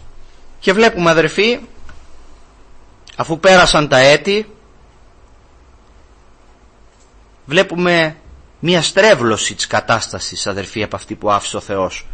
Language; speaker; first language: Greek; native; Greek